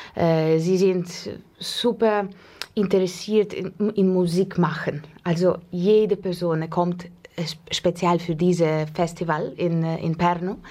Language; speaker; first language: German; non-native, learner; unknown